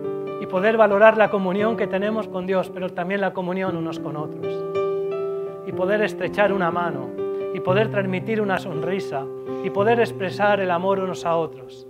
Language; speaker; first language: Spanish; native; Spanish